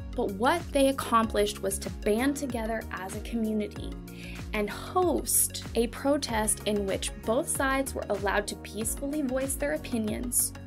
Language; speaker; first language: English; native; English